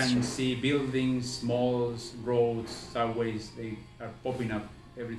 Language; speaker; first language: English; non-native, fluent; Spanish